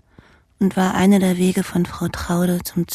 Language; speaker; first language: German; native; German